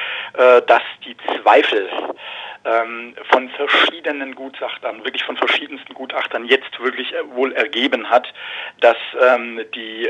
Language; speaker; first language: German; native; German